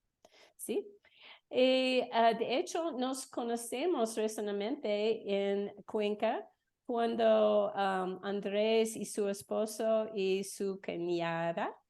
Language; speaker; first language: Spanish; non-native, learner; English